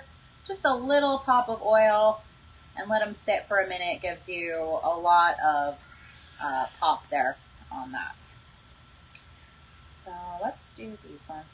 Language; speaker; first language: English; native; English